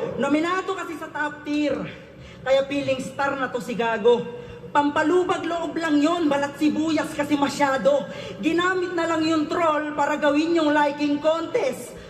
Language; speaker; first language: Filipino; native; Filipino